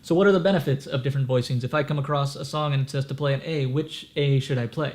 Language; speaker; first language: English; native; English